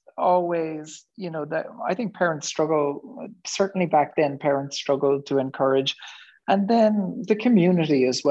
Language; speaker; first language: English; native; English